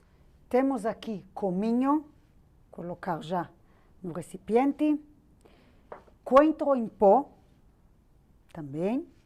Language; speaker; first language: Portuguese; non-native, fluent; Hebrew